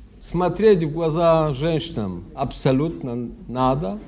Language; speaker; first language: Russian; non-native, fluent; Polish